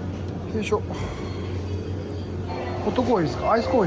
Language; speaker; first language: Japanese; native; Japanese